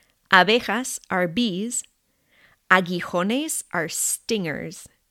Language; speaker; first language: English; native; English